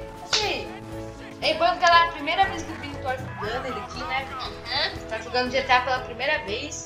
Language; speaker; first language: Portuguese; native; Portuguese